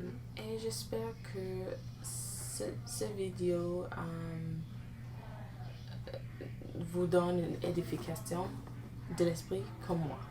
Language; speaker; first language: French; non-native, learner; English